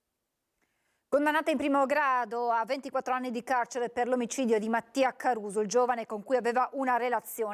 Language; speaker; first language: Italian; native; Italian